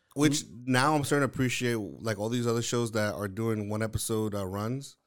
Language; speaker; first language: English; native; English